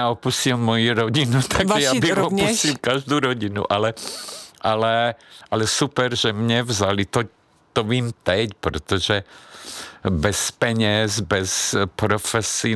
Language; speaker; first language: Czech; non-native, fluent; Hungarian